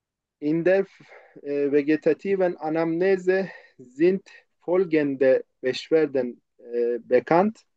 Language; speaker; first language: German; non-native, fluent; Turkish